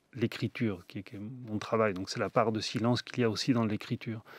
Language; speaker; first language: French; early bilingual, other home language; Spanish